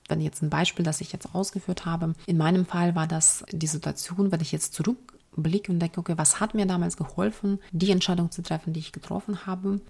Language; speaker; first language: German; non-native, fluent; Ukrainian